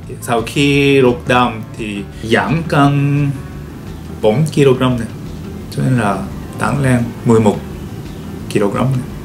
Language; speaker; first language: Vietnamese; non-native, learner; Japanese